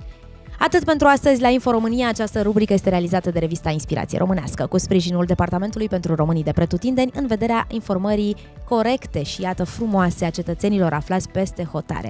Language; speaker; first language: Romanian; native; Romanian